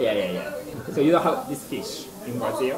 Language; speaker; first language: English; non-native, fluent; Japanese